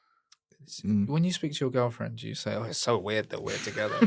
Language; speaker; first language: English; native; English